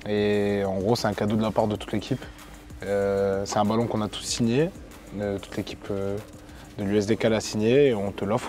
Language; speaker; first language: French; native; French